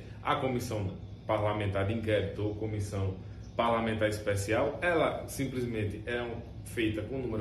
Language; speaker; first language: Portuguese; native; Portuguese